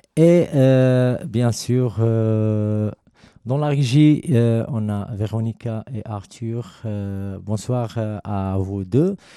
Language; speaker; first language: French; non-native, fluent; Arabic